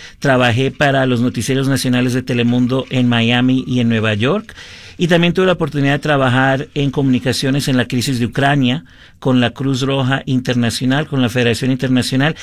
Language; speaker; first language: Spanish; early bilingual, heritage; Spanish